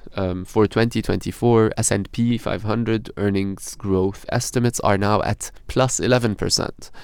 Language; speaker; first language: English; non-native, fluent; Arabic